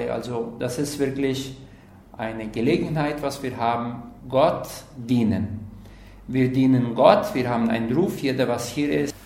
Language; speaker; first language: German; non-native, learner; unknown